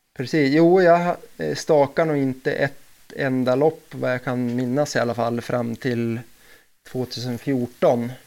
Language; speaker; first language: Swedish; native; Swedish